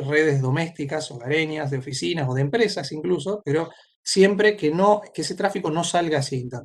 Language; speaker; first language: Spanish; native; Spanish